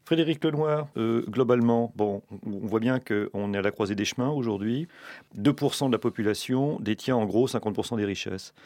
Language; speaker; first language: French; native; French